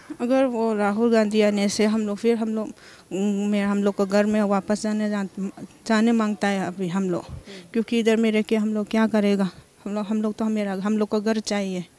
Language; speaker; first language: Hindi; non-native, local second language; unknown